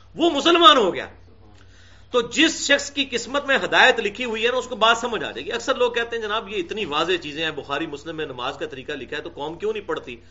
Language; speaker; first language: Urdu; non-native, local second language; Punjabi